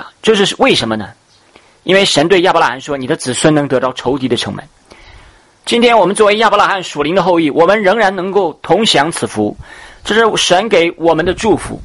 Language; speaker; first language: Chinese; native; Chinese